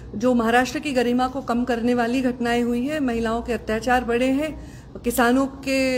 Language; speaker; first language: Hindi; non-native, local second language; Marathi